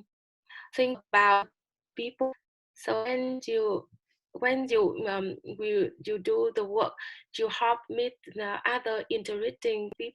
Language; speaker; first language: English; non-native, learner; Vietnamese